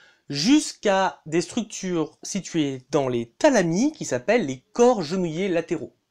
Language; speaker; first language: French; native; French